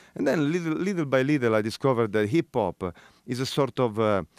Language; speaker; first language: English; non-native, fluent; Italian